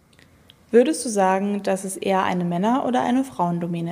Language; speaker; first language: German; native; German